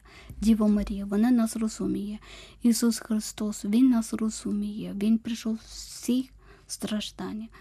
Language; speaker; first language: Ukrainian; non-native, learner; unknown